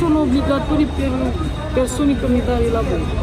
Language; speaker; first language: Italian; non-native, learner; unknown